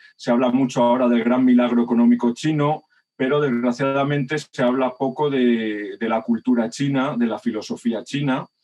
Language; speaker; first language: Spanish; native; Spanish